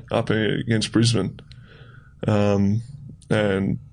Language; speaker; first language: English; native; English